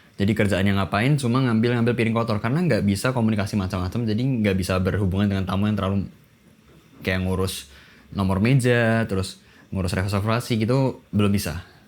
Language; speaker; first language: Indonesian; native; Indonesian